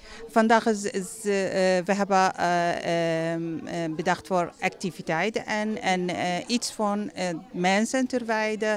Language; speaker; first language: Dutch; non-native, learner; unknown